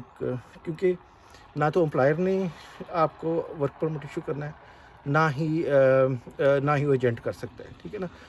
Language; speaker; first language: Urdu; non-native, local second language; Punjabi